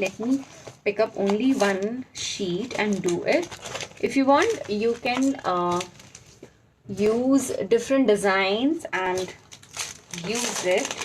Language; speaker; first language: English; non-native, local second language; Hindi